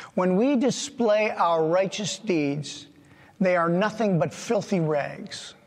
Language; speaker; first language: English; native; English